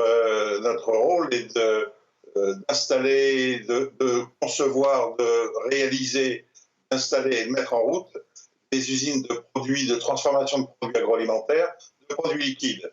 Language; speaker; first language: French; native; French